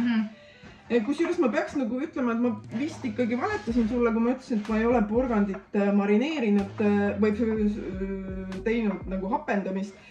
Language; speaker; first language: Estonian; native; Estonian